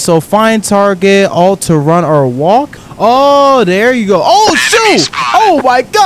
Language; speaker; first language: English; native; English